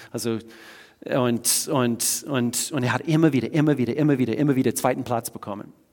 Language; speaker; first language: German; non-native, fluent; English